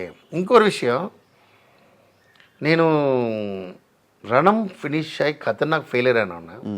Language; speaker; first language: Telugu; non-native, local second language; Tamil